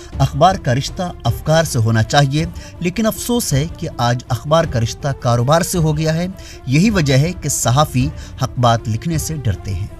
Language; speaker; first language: Urdu; native; Urdu